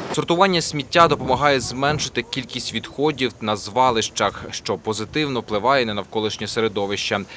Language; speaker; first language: Ukrainian; native; Ukrainian